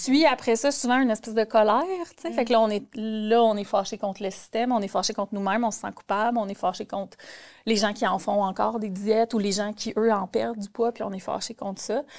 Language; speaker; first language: French; native; French